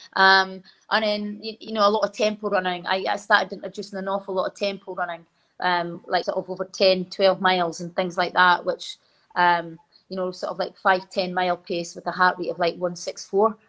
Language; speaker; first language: English; native; English